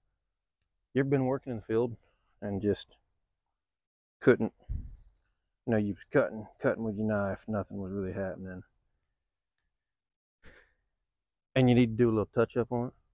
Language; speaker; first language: English; native; English